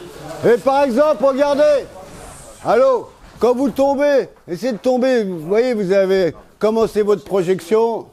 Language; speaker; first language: French; native; French